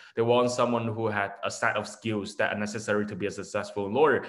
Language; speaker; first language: English; non-native, local second language; Cantonese